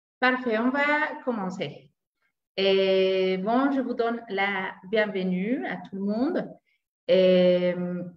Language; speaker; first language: French; non-native, learner; Spanish